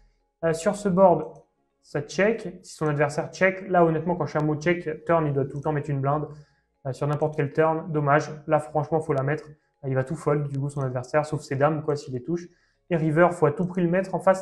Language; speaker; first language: French; native; French